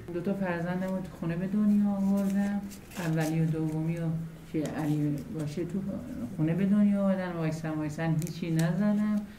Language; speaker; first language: Persian; early bilingual, other home language; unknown